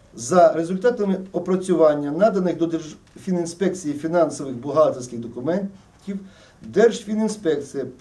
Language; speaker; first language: Ukrainian; non-native, local second language; Russian